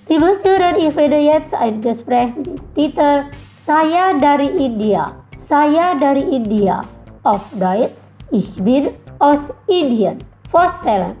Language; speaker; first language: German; non-native, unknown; Indonesian